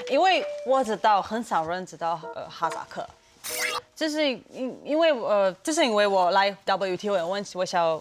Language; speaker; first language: Chinese; non-native, fluent; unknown